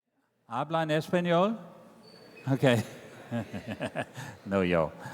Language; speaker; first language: Spanish; non-native, learner; English